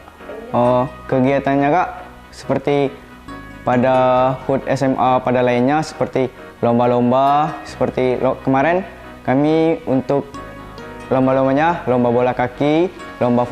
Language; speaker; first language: Indonesian; native; Indonesian